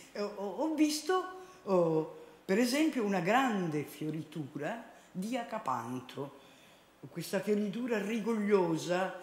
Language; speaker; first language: Italian; native; Italian